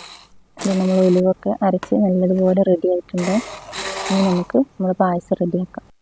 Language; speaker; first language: Malayalam; native; Malayalam